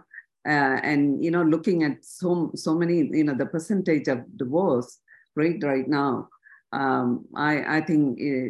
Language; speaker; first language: English; non-native, local second language; Tamil